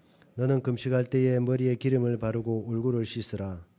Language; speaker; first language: Korean; native; Korean